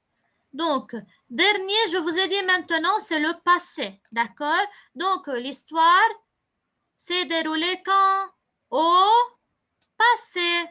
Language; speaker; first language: French; non-native, local second language; Arabic